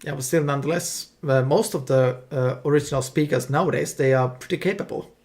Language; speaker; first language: English; non-native, fluent; Finnish